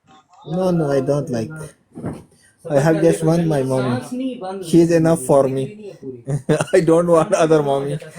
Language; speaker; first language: English; non-native, learner; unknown